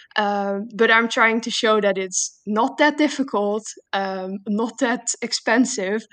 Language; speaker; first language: English; non-native, fluent; Dutch